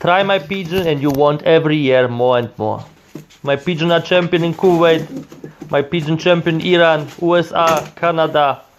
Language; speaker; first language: English; non-native, learner; Polish